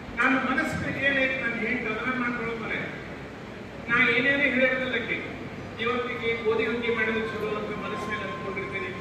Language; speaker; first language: Kannada; native; Kannada